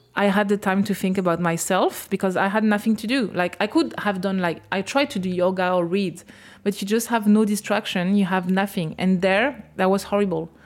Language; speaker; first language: English; non-native, fluent; French